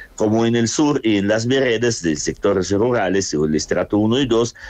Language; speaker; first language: Spanish; non-native, fluent; Russian